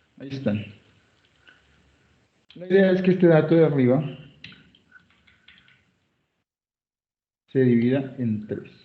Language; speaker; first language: Spanish; native; Spanish